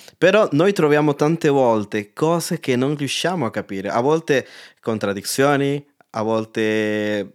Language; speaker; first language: Italian; native; Italian